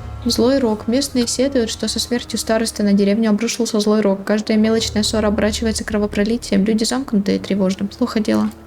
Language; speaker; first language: Russian; native; Russian